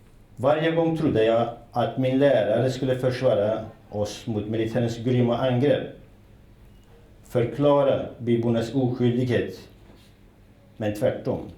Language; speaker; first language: Swedish; non-native, fluent; Kurdish